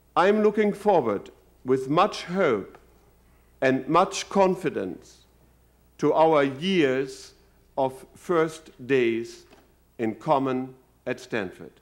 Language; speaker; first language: English; non-native, fluent; German